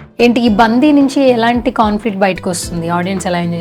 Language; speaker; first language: Telugu; native; Telugu